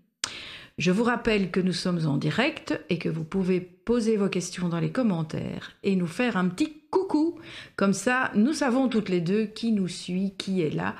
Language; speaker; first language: French; native; French